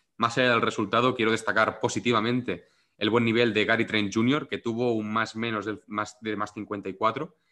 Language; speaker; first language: Spanish; non-native, local second language; Catalan